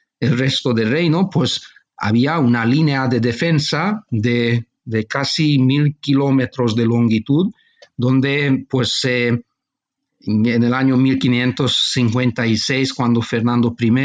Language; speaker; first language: Spanish; non-native, fluent; Hungarian